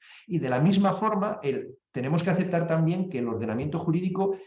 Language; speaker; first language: Spanish; native; Spanish